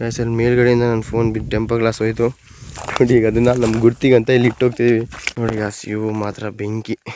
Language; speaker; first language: Kannada; non-native, local second language; Lambadi